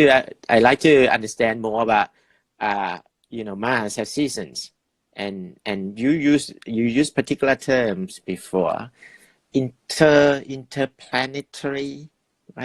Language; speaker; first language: English; non-native, fluent; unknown